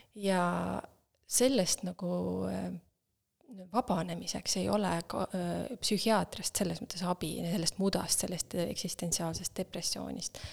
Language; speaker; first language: Estonian; native; Estonian